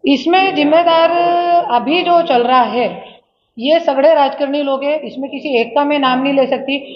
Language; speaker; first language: Hindi; non-native, local second language; Marathi